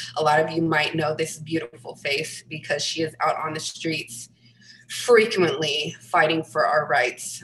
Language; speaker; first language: English; native; English